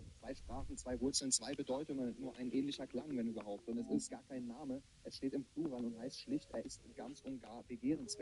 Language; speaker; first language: German; native; German